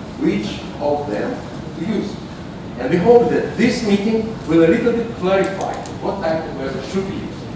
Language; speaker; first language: English; non-native, fluent; Russian